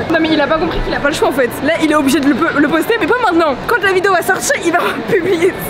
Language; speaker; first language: French; native; French